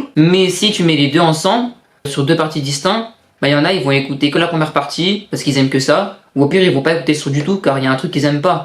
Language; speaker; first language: French; native; French